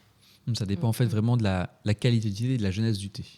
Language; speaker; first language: French; native; French